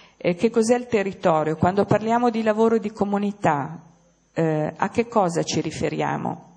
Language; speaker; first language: Italian; native; Italian